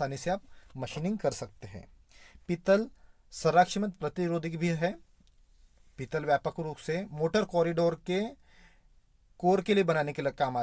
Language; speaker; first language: Hindi; non-native, local second language; Marathi